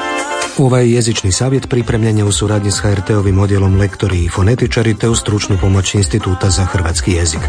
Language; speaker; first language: Serbian; native; Serbian